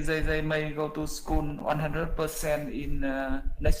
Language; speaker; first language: English; non-native, learner; Vietnamese